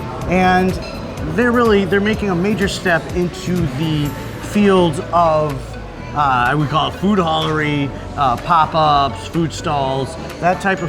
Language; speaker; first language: English; native; English